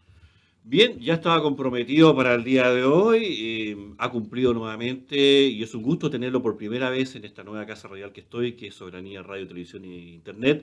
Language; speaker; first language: Spanish; native; Spanish